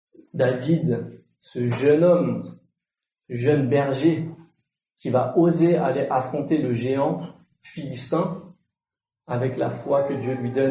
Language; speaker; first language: French; native; French